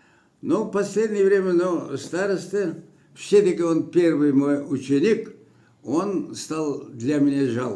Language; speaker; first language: Russian; non-native, local second language; Kyrgyz